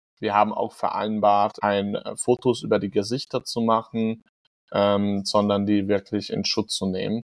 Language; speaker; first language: German; non-native, fluent; Hungarian